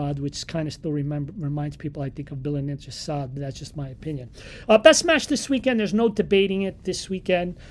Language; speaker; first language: English; native; English